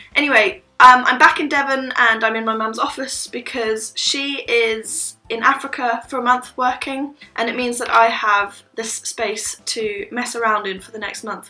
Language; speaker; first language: English; native; English